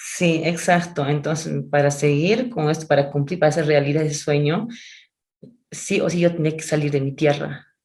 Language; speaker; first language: Spanish; non-native, local second language; Quechua